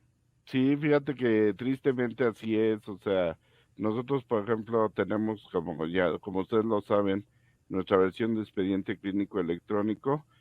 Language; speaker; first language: Spanish; native; Spanish